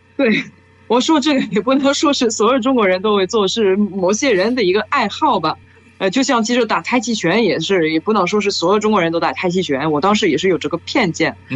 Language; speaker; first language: Chinese; non-native, fluent; French